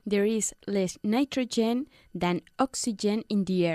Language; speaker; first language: English; non-native, fluent; Spanish